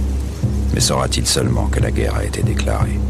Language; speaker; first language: French; native; French